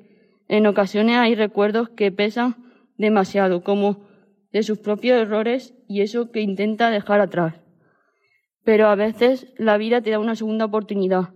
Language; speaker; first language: Spanish; native; Spanish